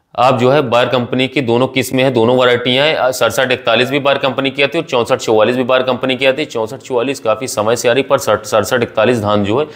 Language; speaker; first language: Hindi; native; Hindi